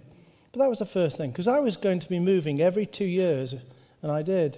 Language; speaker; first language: English; native; English